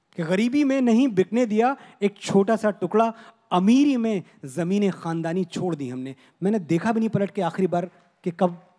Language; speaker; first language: Hindi; native; Hindi